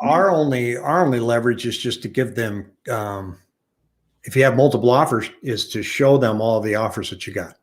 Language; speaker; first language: English; native; English